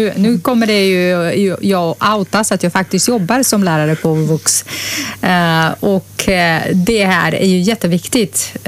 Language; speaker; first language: Swedish; non-native, fluent; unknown